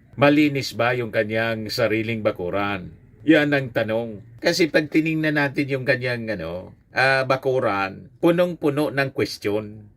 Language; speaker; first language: Filipino; non-native, local second language; Bikol